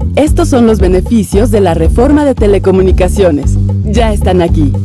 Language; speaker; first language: Spanish; native; Spanish